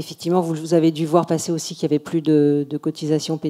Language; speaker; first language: French; native; French